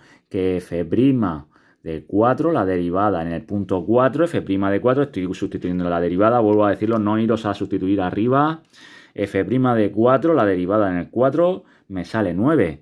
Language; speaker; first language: Spanish; native; Spanish